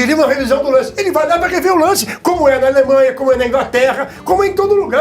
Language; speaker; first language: Portuguese; native; Portuguese